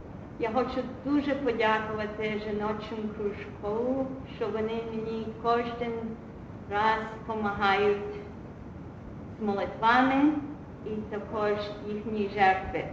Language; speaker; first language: Ukrainian; early bilingual, heritage; Ukrainian